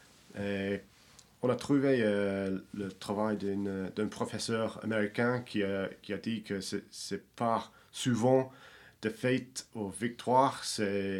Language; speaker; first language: French; non-native, fluent; English